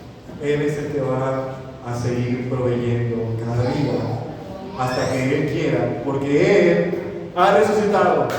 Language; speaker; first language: Spanish; native; Spanish